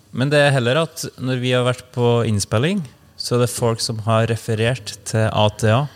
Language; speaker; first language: Norwegian; native; Norwegian